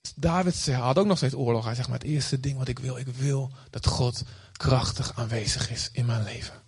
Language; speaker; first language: Dutch; native; Dutch